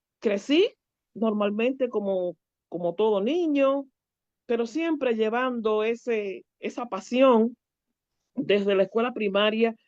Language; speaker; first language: Spanish; native; Spanish